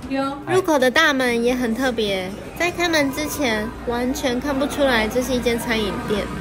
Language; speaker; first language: Chinese; native; Chinese